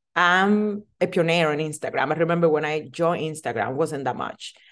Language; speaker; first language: English; non-native, fluent; Spanish